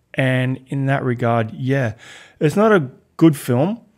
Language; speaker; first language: English; native; English